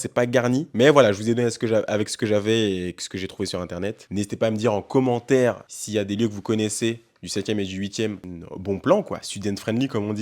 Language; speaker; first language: French; native; French